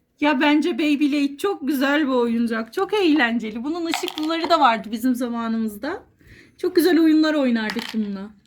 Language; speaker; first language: Turkish; native; Turkish